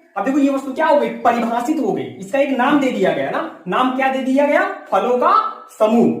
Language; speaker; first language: Hindi; native; Hindi